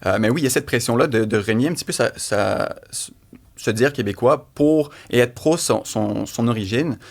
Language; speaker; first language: French; native; French